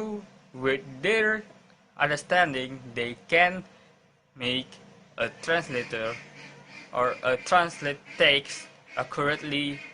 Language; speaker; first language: English; non-native, learner; Indonesian